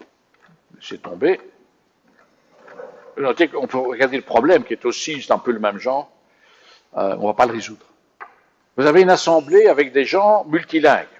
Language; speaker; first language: French; native; French